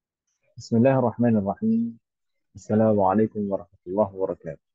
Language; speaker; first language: Arabic; non-native, fluent; Indonesian